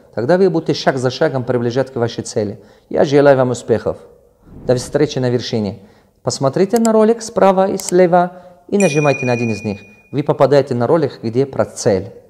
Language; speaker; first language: Russian; non-native, local second language; Tajik